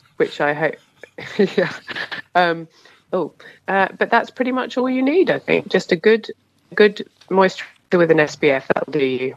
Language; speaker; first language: English; native; English